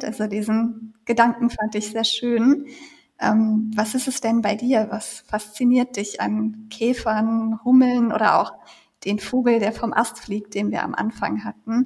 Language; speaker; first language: German; native; German